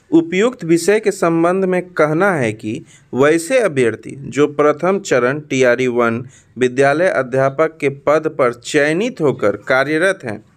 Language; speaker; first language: Hindi; native; Hindi